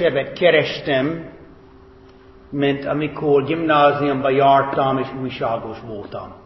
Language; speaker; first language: Hungarian; non-native, fluent; English